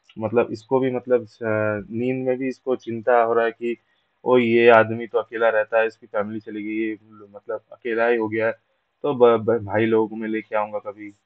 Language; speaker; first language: Hindi; non-native, local second language; Bangla